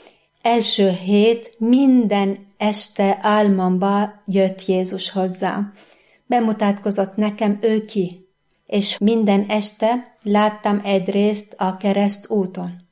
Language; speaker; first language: Hungarian; non-native, fluent; Arabic